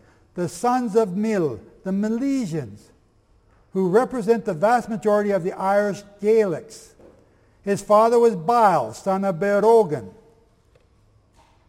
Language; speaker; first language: English; native; English